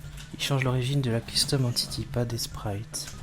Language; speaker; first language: French; native; French